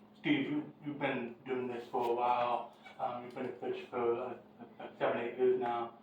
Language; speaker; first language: English; native; English